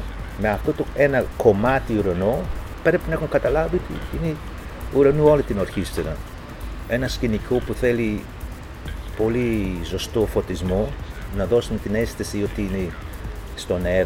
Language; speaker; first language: Greek; non-native, fluent; English